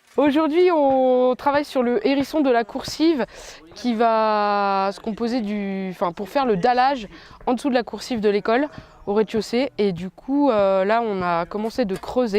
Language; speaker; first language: French; native; French